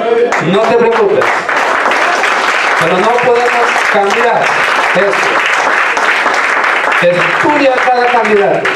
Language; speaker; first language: Spanish; native; Spanish